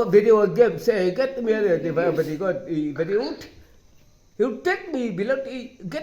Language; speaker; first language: English; non-native, learner; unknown